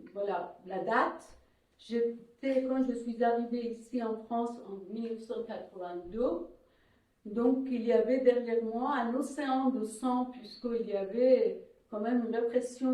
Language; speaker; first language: French; non-native, fluent; Persian